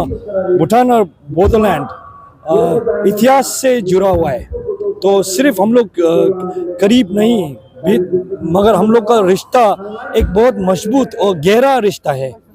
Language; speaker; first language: Hindi; non-native, fluent; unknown